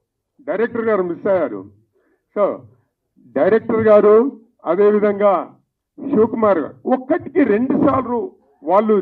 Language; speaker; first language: Telugu; native; Telugu